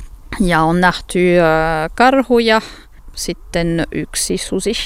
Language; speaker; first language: Finnish; non-native, fluent; French